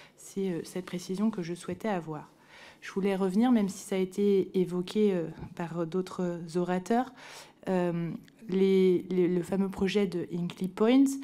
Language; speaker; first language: French; native; French